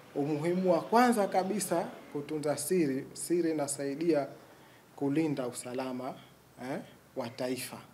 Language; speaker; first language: Swahili; native; Swahili